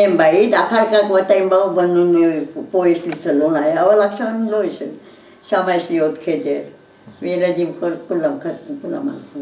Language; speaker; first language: Hebrew; non-native, learner; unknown